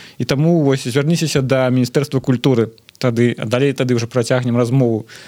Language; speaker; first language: Belarusian; native; Belarusian